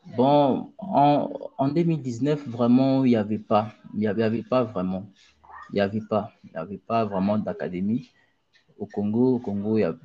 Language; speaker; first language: French; non-native, local second language; Luba-Lulua